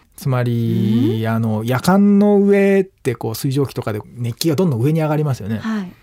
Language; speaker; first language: Japanese; native; Japanese